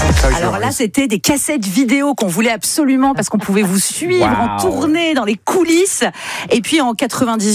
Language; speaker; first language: French; native; French